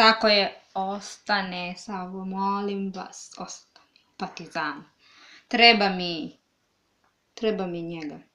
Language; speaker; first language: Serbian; non-native, learner; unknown